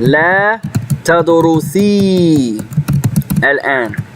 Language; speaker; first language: Arabic; non-native, fluent; English